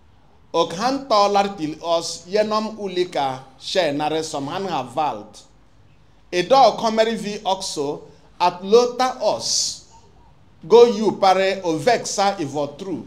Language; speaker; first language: Swedish; non-native, fluent; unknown